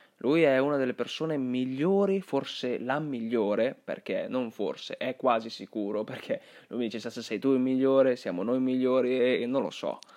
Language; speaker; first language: Italian; early bilingual, other home language; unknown